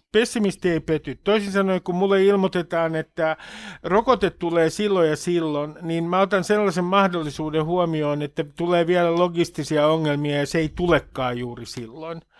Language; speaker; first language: Finnish; native; Finnish